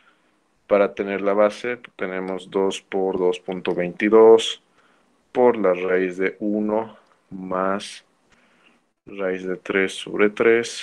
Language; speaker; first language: Spanish; native; Spanish